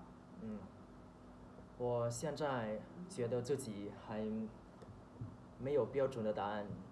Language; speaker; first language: Chinese; non-native, learner; Thai